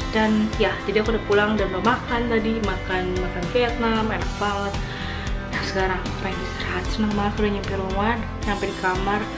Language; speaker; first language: Indonesian; native; Indonesian